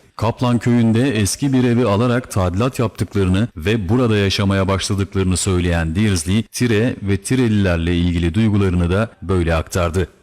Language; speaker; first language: Turkish; native; Turkish